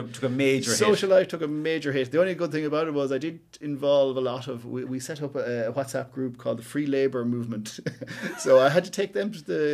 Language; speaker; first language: English; native; English